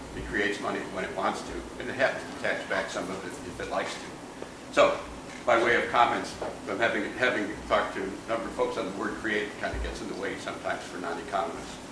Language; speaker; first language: English; native; English